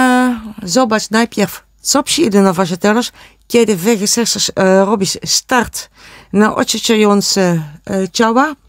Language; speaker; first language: Polish; non-native, learner; Dutch